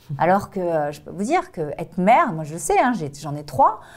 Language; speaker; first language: French; native; French